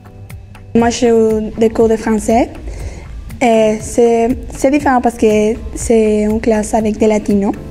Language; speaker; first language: French; non-native, fluent; Spanish